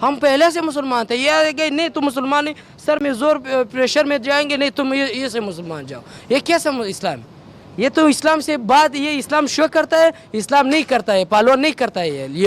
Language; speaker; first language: Hindi; non-native, learner; Pashto